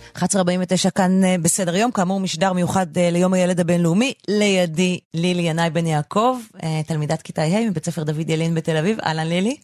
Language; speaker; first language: Hebrew; native; Hebrew